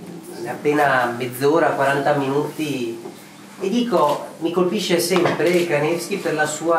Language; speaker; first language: Italian; native; Italian